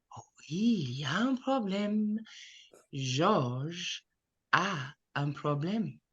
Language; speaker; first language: French; non-native, local second language; English